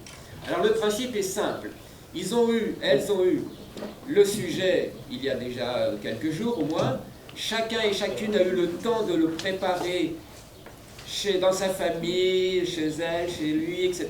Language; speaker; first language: French; native; French